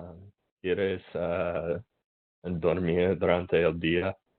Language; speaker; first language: Spanish; non-native, learner; English